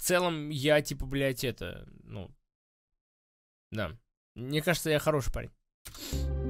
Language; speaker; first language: Russian; native; Russian